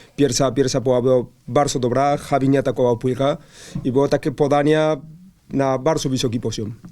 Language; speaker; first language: Polish; non-native, learner; Spanish